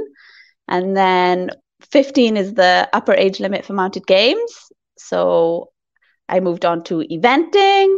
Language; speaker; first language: English; native; English